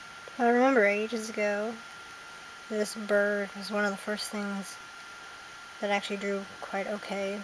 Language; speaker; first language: English; native; English